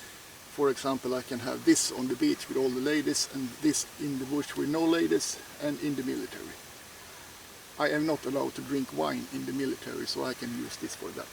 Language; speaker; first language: English; non-native, fluent; Swedish